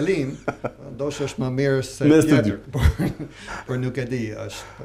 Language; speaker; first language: Albanian; non-native, learner; English